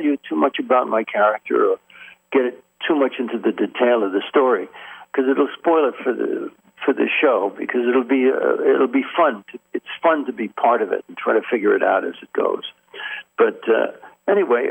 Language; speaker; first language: English; native; English